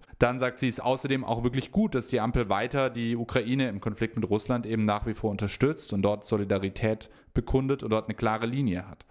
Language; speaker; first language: German; native; German